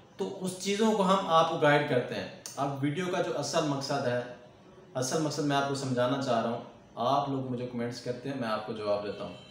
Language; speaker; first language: Urdu; non-native, local second language; Punjabi